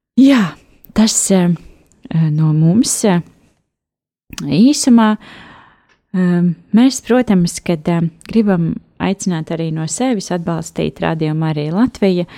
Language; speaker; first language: Latvian; native; Latvian